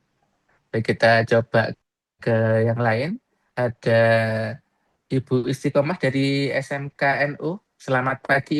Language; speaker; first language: Indonesian; native; Indonesian